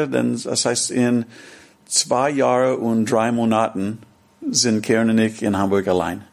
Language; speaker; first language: German; non-native, fluent; English